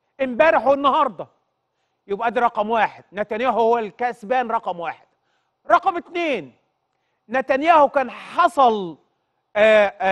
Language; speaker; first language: Arabic; native; Arabic